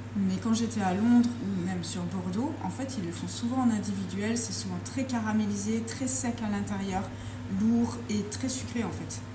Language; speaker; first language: French; native; French